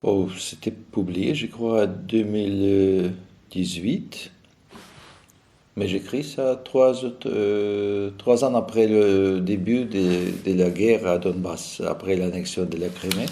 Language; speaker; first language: French; non-native, fluent; Russian